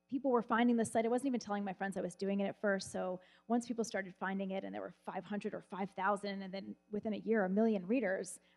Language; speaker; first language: English; native; English